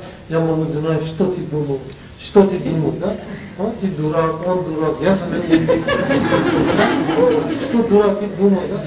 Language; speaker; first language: Russian; non-native, learner; Tibetan